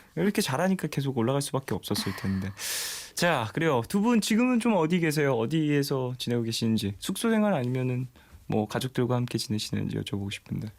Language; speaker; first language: Korean; native; Korean